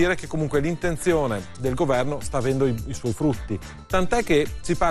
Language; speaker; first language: Italian; native; Italian